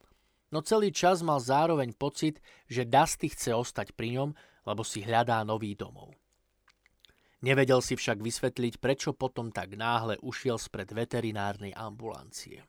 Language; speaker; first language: Slovak; native; Slovak